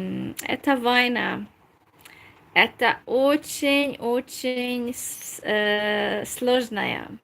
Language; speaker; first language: Russian; non-native, learner; Hungarian